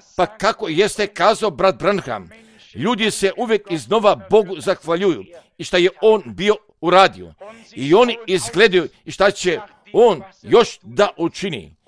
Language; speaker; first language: Serbian; non-native, fluent; German